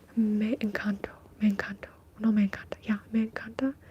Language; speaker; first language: Spanish; non-native, learner; English